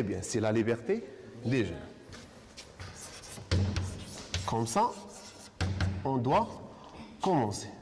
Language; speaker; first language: French; non-native, local second language; Arabic